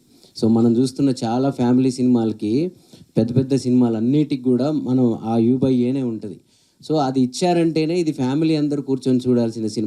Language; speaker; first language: Telugu; native; Telugu